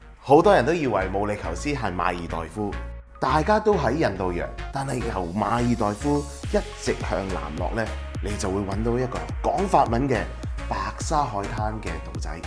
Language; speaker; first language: Cantonese; early bilingual, heritage; Cantonese